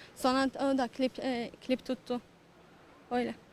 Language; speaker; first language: Turkish; non-native, fluent; Hebrew